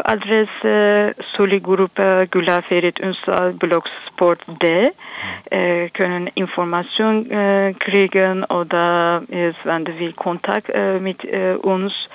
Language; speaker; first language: German; non-native, learner; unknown